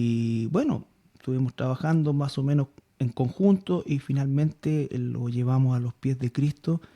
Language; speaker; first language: Spanish; native; Spanish